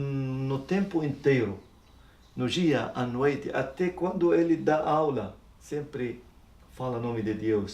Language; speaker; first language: Portuguese; non-native, learner; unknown